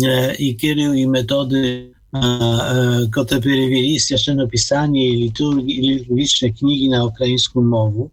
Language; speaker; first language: Polish; non-native, fluent; Ukrainian